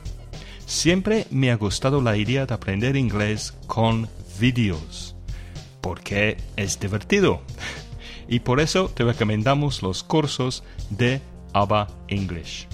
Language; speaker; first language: Spanish; non-native, fluent; English